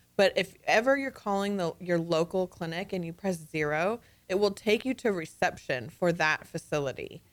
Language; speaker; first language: English; native; English